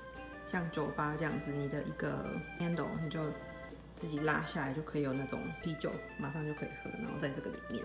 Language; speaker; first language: Chinese; native; Chinese